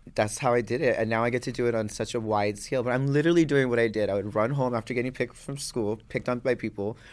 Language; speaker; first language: English; native; English